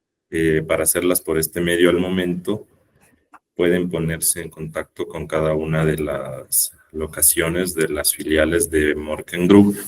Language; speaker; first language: Spanish; native; Spanish